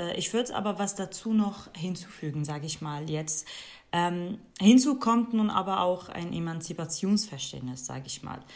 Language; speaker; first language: German; non-native, fluent; Kurdish